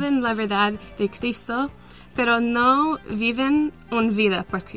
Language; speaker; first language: Spanish; non-native, learner; English